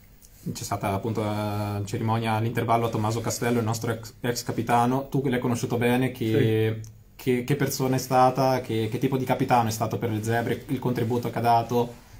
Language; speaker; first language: Italian; native; Italian